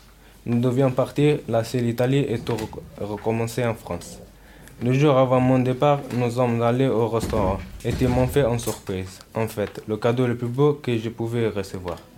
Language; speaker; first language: French; non-native, learner; Italian